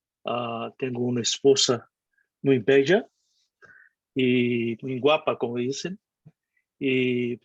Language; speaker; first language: Spanish; non-native, fluent; Portuguese